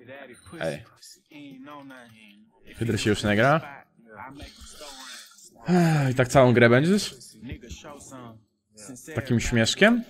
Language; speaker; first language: Polish; native; Polish